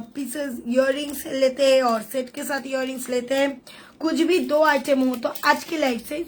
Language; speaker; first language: Hindi; non-native, local second language; Bangla